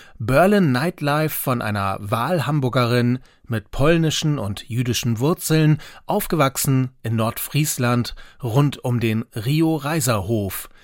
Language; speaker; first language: German; native; German